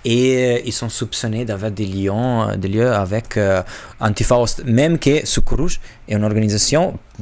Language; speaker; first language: French; non-native, fluent; Albanian